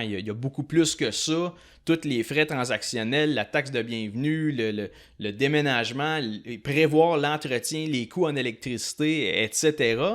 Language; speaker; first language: French; native; French